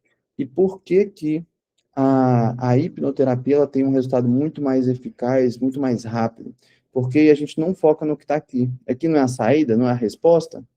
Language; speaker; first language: Portuguese; native; Portuguese